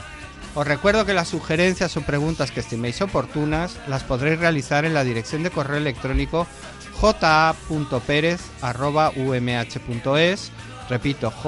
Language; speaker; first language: Spanish; native; Spanish